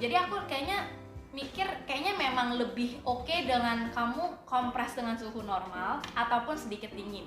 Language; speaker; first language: Indonesian; native; Indonesian